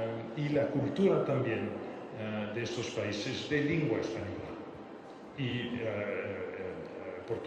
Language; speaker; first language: Spanish; non-native, fluent; French